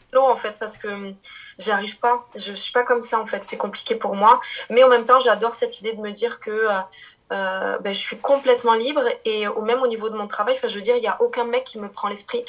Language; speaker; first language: French; early bilingual, other home language; Portuguese